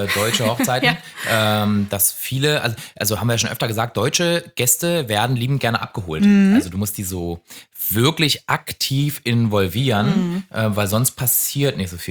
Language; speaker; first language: German; native; German